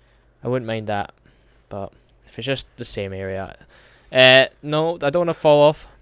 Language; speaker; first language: English; native; English